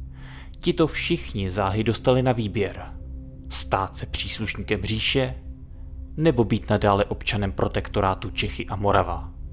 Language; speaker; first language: Czech; native; Czech